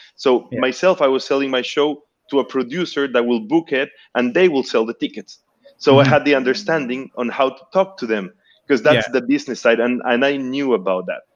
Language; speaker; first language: English; non-native, fluent; Spanish